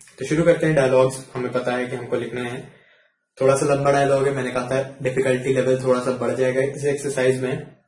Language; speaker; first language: Hindi; native; Hindi